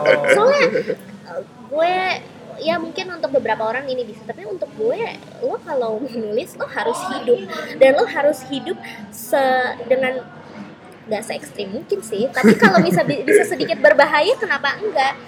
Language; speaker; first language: Indonesian; early bilingual, heritage; Indonesian